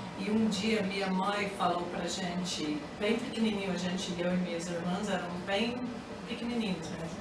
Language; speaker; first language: Portuguese; non-native, fluent; English